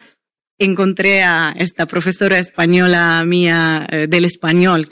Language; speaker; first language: Spanish; non-native, fluent; Russian